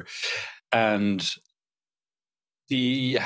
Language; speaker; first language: English; native; English